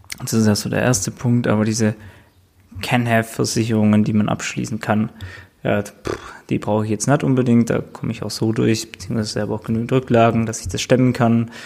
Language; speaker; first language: German; native; German